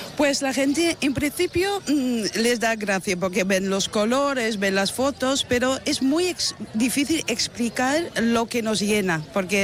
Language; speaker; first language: Spanish; non-native, fluent; Dutch